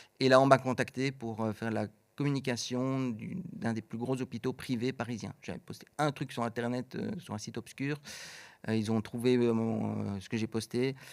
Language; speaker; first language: French; native; French